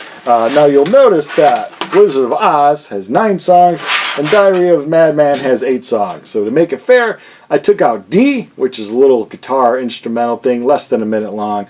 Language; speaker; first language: English; native; English